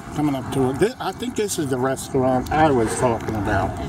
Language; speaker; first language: English; native; English